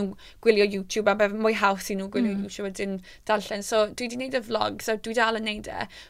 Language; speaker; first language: Welsh; non-native, local second language; English